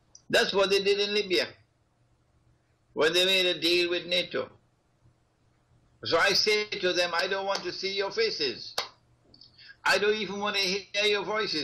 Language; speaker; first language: English; native; English